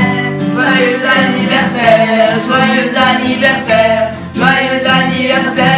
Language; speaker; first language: French; native; French